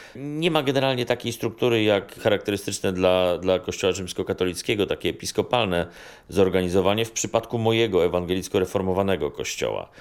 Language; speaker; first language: Polish; native; Polish